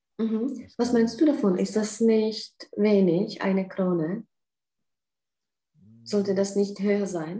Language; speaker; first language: German; non-native, fluent; Czech